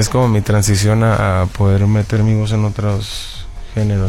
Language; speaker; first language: Spanish; native; Spanish